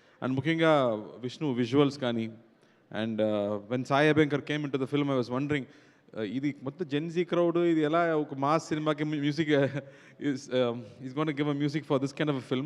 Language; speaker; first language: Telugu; non-native, local second language; Tamil